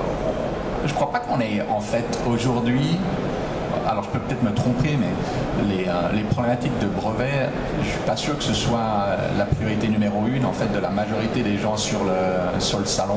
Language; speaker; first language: French; native; French